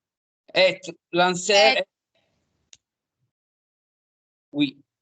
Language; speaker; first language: French; non-native, learner; Italian